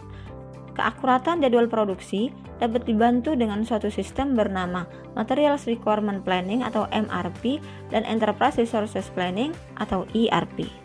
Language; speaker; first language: Indonesian; native; Indonesian